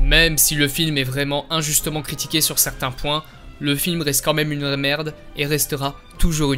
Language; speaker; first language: French; native; French